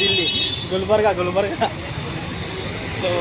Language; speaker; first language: Kannada; early bilingual, heritage; Kannada